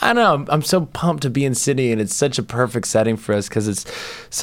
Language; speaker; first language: English; native; English